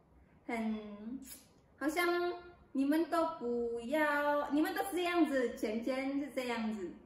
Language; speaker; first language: Chinese; non-native, learner; Filipino